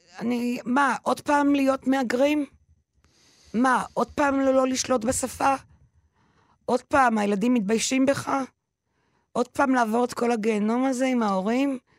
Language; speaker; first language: Hebrew; non-native, local second language; French